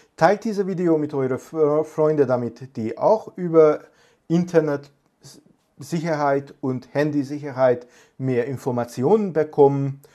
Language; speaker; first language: German; non-native, fluent; Hungarian